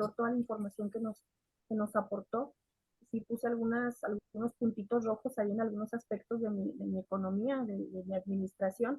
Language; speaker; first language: Spanish; native; Spanish